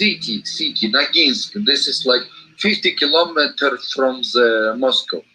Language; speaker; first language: English; non-native, learner; Russian